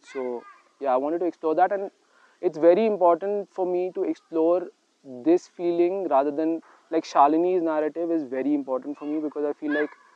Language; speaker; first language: English; non-native, local second language; Hindi